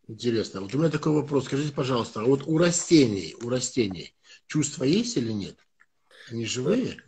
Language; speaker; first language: Russian; non-native, fluent; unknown